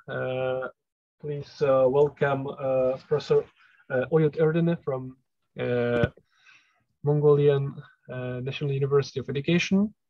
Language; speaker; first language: English; non-native, fluent; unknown